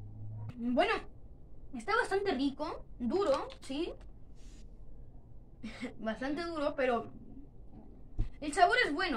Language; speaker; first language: Spanish; native; Spanish